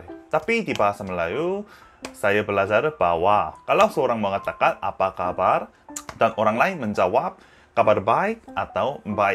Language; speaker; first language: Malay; non-native, learner; Korean